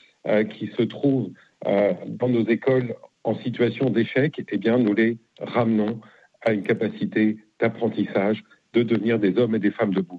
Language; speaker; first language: French; native; French